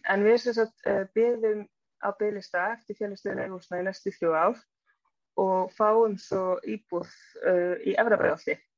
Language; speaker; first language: Icelandic; early bilingual, other home language; English